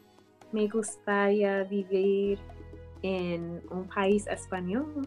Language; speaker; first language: Spanish; non-native, learner; English